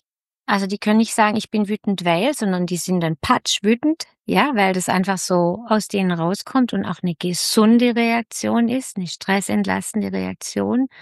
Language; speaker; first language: German; native; German